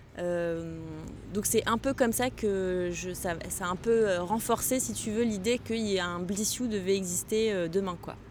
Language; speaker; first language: French; non-native, local second language; Arabic